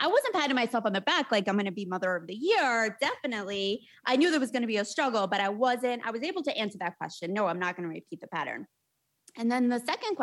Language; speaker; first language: English; early bilingual, other home language; Spanish